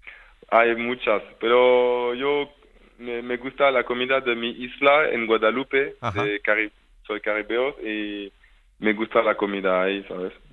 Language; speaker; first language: Spanish; non-native, fluent; French